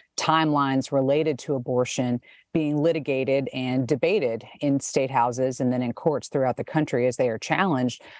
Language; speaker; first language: English; native; English